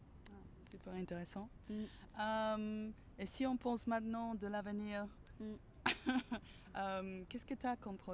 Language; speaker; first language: French; non-native, fluent; English